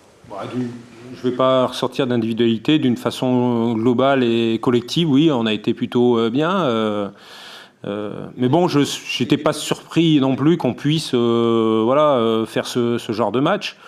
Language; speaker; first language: French; native; French